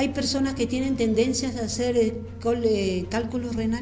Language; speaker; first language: Spanish; native; Spanish